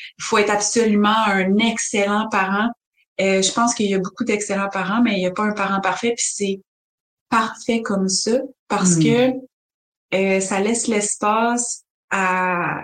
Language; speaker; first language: French; native; French